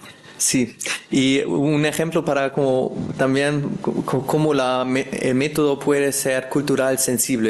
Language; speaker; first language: Spanish; non-native, fluent; German